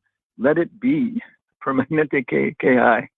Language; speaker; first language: Spanish; non-native, fluent; English